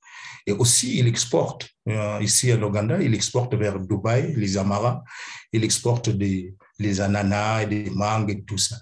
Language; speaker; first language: French; non-native, fluent; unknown